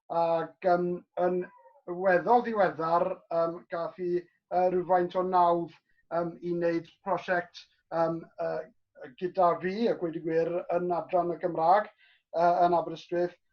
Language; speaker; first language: Welsh; native; Welsh